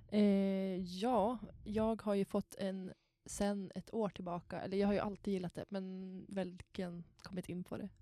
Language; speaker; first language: Swedish; native; Swedish